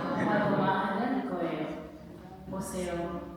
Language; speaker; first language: Korean; non-native, learner; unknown